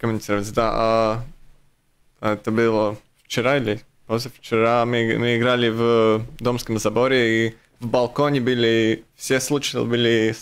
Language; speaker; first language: Russian; non-native, local second language; Latvian